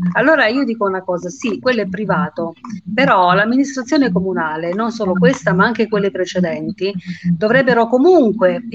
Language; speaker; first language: Italian; non-native, local second language; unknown